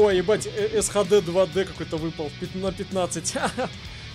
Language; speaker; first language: Russian; native; Russian